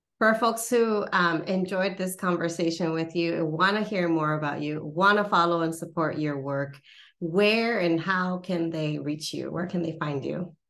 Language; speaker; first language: English; early bilingual, other home language; Spanish